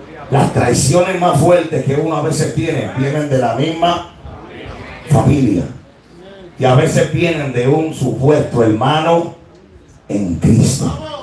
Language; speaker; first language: Spanish; early bilingual, heritage; Spanish